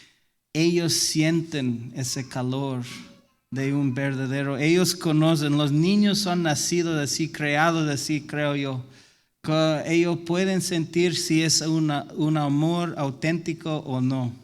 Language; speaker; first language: Spanish; non-native, fluent; English